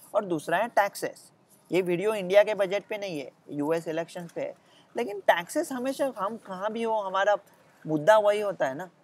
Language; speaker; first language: Hindi; non-native, local second language; Marathi